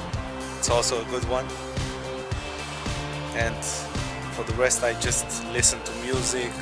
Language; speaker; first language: English; non-native, learner; Portuguese